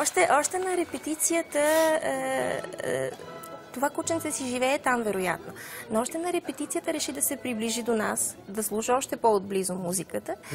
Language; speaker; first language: Bulgarian; native; Bulgarian